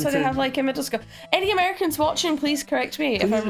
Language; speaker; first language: English; native; English